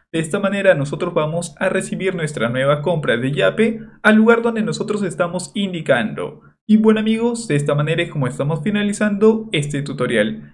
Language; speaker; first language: Spanish; native; Spanish